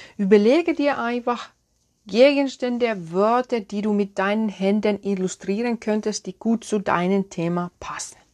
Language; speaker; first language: German; non-native, fluent; Finnish